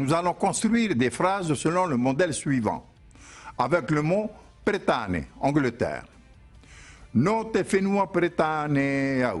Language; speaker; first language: French; native; French